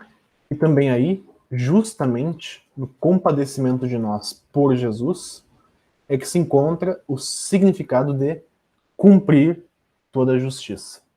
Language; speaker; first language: Portuguese; native; Portuguese